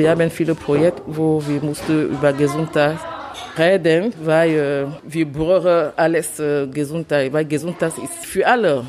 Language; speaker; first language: German; non-native, learner; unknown